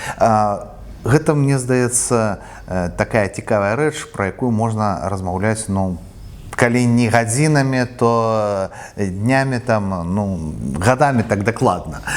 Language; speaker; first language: Belarusian; non-native, local second language; Russian